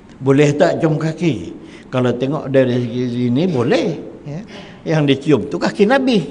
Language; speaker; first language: Malay; native; Malay